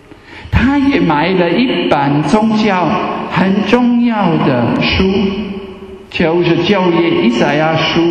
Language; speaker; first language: Chinese; non-native, fluent; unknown